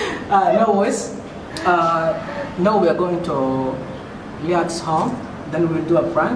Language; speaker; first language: English; non-native, fluent; Somali